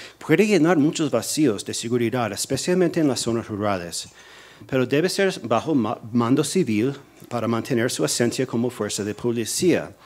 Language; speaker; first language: Spanish; non-native, fluent; English